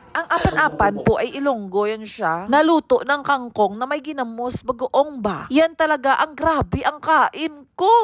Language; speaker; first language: Filipino; non-native, local second language; Hiligaynon